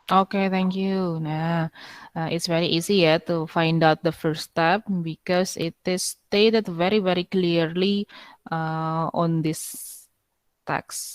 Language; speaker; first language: English; non-native, fluent; Indonesian